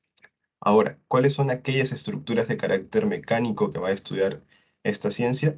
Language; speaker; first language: Spanish; native; Spanish